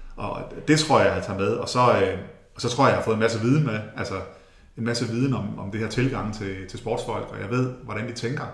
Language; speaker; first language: Danish; native; Danish